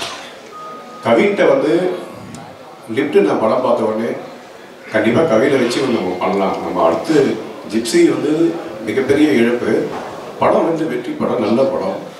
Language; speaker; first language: Tamil; native; Tamil